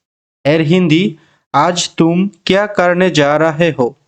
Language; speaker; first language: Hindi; non-native, fluent; Bangla